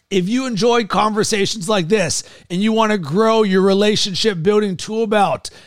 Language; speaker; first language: English; native; English